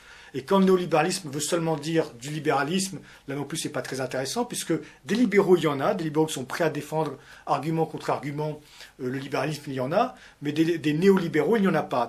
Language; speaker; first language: French; native; French